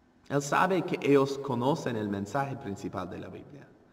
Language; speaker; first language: Spanish; non-native, fluent; English